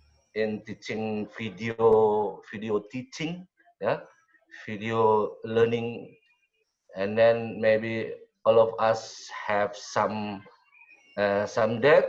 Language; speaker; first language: English; non-native, learner; Indonesian